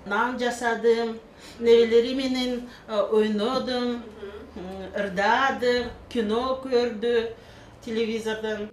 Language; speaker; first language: Kyrgyz; non-native, local second language; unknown